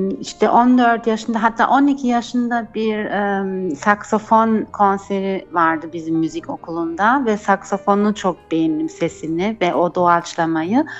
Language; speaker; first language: Turkish; early bilingual, heritage; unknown